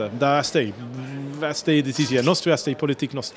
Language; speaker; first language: Romanian; non-native, learner; English